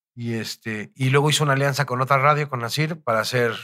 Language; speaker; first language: Spanish; native; Spanish